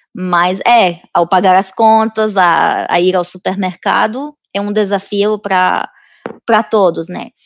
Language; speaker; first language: Portuguese; non-native, fluent; Romanian